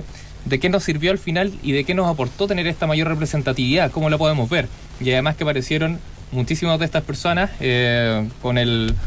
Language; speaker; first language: Spanish; native; Spanish